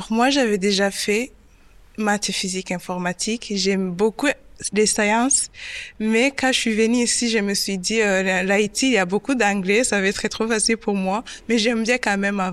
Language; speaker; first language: French; non-native, local second language; Kinyarwanda